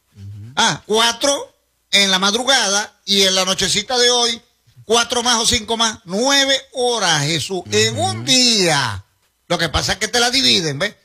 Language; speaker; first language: Spanish; native; Spanish